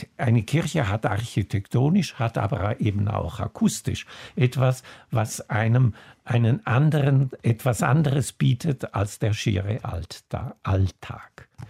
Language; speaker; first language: German; non-native, local second language; Romansh